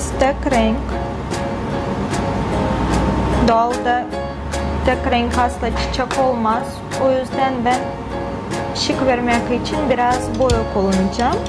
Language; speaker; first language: Turkish; non-native, fluent; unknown